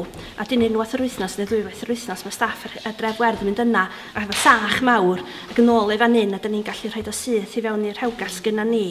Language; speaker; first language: Welsh; native; Welsh